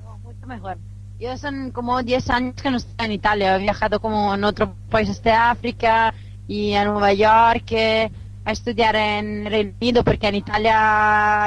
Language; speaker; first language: Spanish; non-native, fluent; Italian